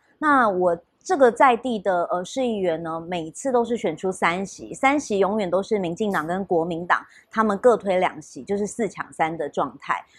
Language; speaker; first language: Chinese; native; Chinese